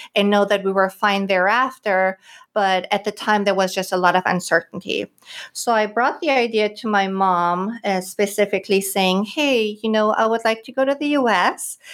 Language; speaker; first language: English; non-native, fluent; German